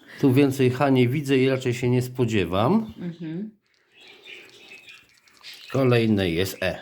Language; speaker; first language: Polish; native; Polish